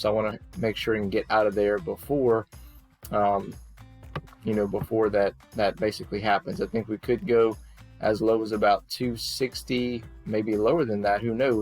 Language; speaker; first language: English; native; English